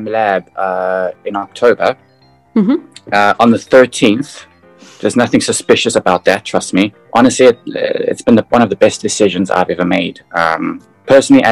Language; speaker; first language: English; native; English